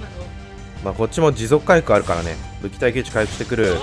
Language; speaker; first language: Japanese; native; Japanese